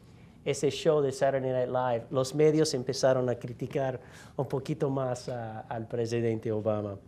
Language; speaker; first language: Spanish; non-native, fluent; English